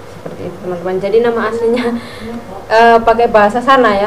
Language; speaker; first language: Indonesian; native; Indonesian